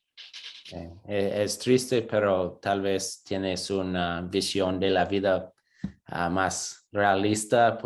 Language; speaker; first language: Spanish; non-native, fluent; English